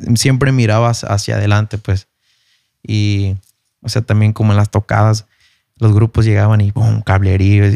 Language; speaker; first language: Spanish; early bilingual, heritage; Spanish